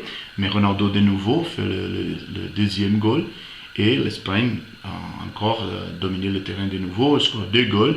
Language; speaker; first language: French; non-native, fluent; Portuguese